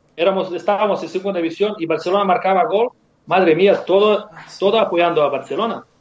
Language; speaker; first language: Spanish; non-native, fluent; Serbian